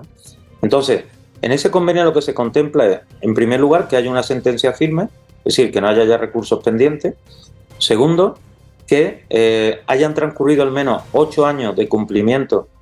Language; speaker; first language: Spanish; native; Spanish